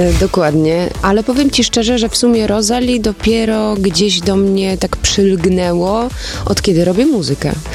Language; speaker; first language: Polish; early bilingual, other home language; German